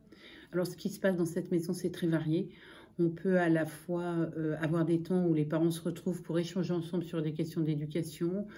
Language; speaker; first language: French; native; French